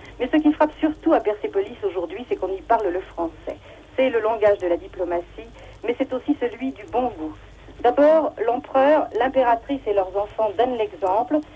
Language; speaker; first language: French; native; French